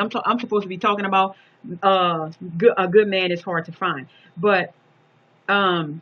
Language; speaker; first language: English; native; English